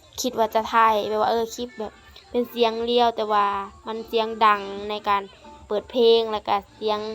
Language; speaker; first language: Thai; non-native, local second language; Lao